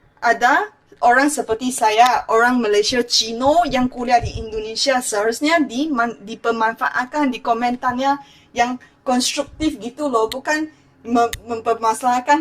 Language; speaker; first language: Indonesian; non-native, fluent; Chinese